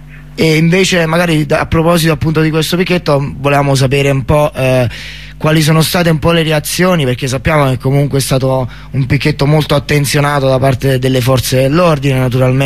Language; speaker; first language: Italian; native; Italian